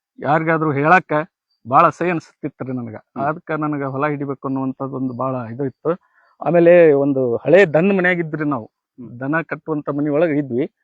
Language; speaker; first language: Kannada; native; Kannada